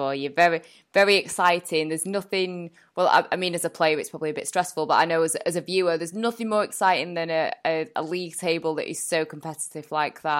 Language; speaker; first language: English; native; English